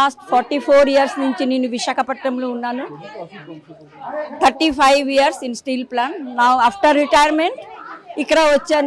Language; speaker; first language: Telugu; non-native, fluent; Bangla